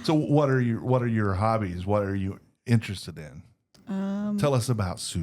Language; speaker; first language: English; native; English